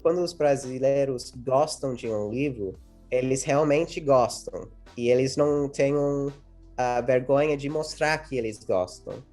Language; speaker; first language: Portuguese; early bilingual, heritage; English